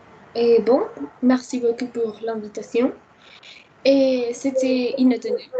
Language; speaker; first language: French; non-native, learner; Spanish